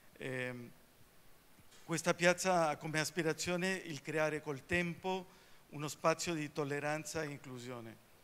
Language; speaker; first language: Italian; early bilingual, heritage; Spanish